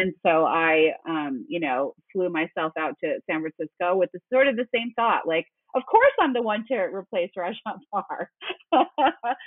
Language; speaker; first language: English; native; English